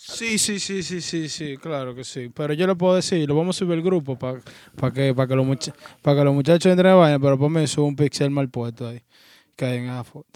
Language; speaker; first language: Spanish; native; Spanish